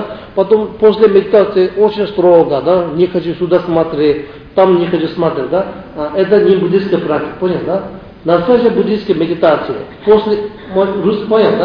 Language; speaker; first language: Russian; non-native, learner; Tibetan